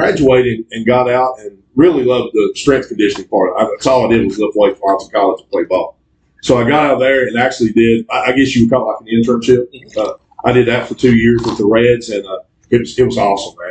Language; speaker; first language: English; native; English